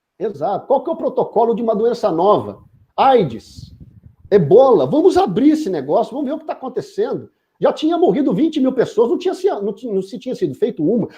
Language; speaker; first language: Portuguese; native; Portuguese